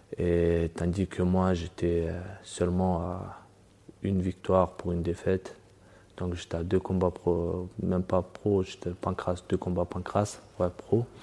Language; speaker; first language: French; early bilingual, other home language; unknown